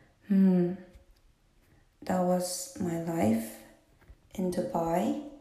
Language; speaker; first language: English; non-native, fluent; Japanese